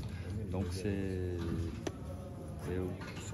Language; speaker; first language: French; non-native, learner; Portuguese